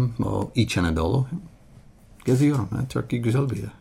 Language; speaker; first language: Turkish; non-native, learner; English